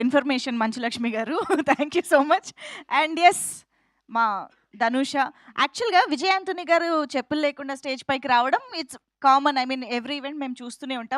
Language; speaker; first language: Telugu; native; Telugu